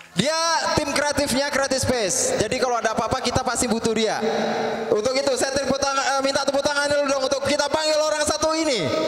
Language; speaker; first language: Indonesian; native; Indonesian